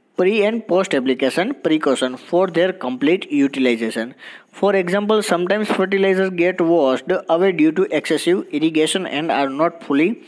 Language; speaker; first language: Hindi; non-native, local second language; Gujarati